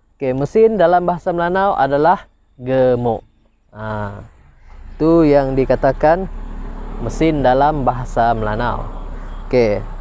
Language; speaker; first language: Malay; non-native, local second language; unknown